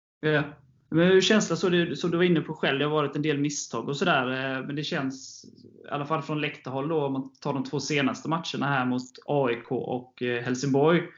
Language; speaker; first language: Swedish; native; Swedish